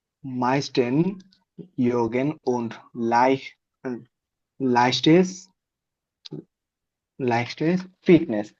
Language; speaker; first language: German; non-native, learner; Bangla